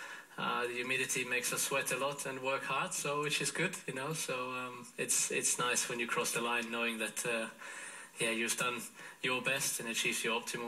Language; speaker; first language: English; non-native, fluent; German